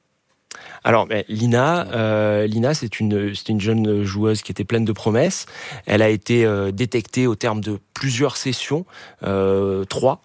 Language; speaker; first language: French; native; French